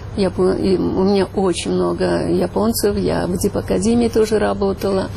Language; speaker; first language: Russian; native; Russian